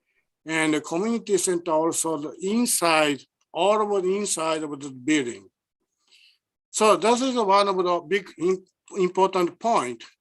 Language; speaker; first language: English; non-native, learner; Japanese